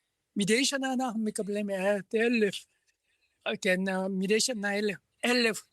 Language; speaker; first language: Hebrew; non-native, learner; Japanese